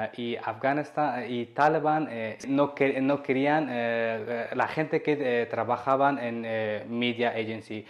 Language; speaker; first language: Spanish; non-native, learner; Persian